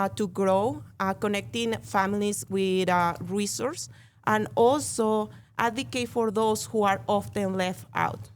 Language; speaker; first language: English; non-native, learner; Spanish